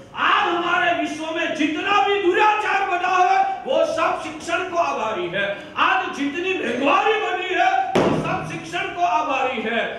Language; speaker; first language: Hindi; non-native, local second language; Gujarati